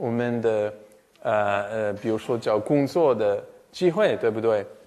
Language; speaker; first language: Chinese; non-native, fluent; English